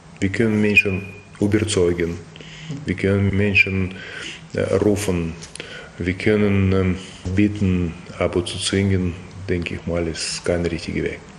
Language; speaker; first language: German; non-native, fluent; Russian